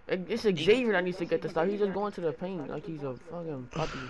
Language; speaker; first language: English; native; English